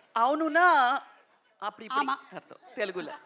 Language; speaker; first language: Telugu; non-native, local second language; Tamil